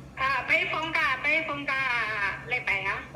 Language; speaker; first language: Cantonese; non-native, learner; Indonesian